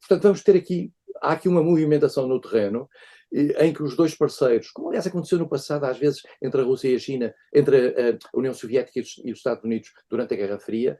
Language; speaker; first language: Portuguese; native; Portuguese